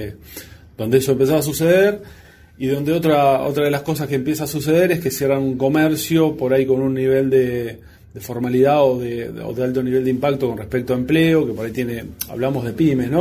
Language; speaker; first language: Spanish; native; Spanish